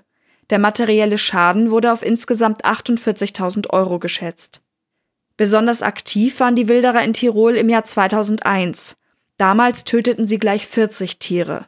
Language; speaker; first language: German; native; German